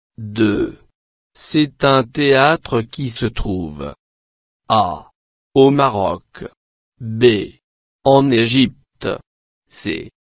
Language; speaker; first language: French; non-native, local second language; Arabic